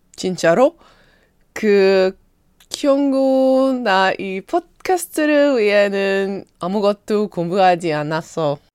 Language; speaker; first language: Korean; non-native, learner; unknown